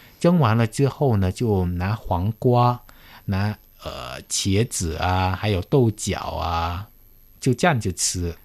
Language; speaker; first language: Chinese; early bilingual, heritage; Chinese